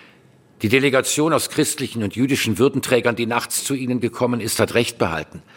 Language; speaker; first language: German; native; German